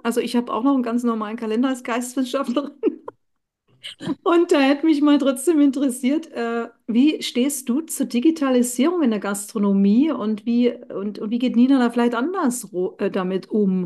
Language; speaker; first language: German; native; German